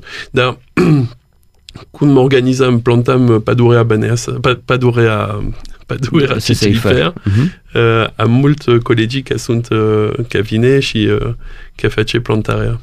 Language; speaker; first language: Romanian; non-native, learner; French